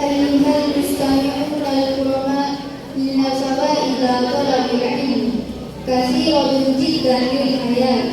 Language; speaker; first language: Arabic; non-native, learner; Indonesian